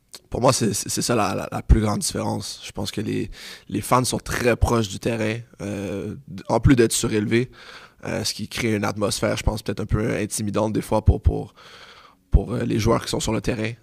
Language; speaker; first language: French; native; French